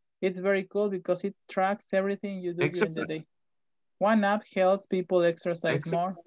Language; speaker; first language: English; non-native, fluent; Spanish